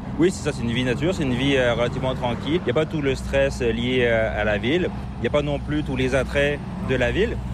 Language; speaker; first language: French; native; French